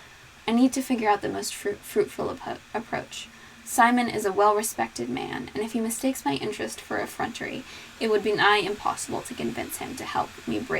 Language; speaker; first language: English; native; English